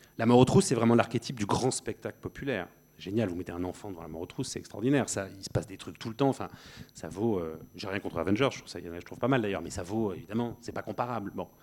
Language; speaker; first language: French; native; French